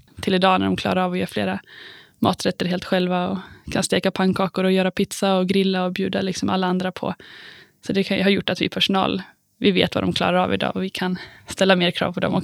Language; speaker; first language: Swedish; native; Swedish